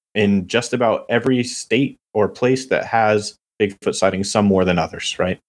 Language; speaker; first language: English; native; English